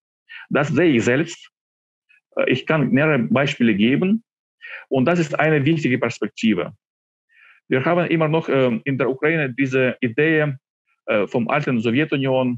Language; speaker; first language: German; non-native, fluent; Ukrainian